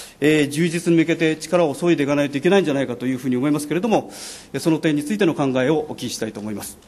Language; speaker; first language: Japanese; native; Japanese